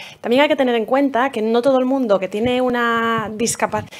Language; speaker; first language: Spanish; native; Spanish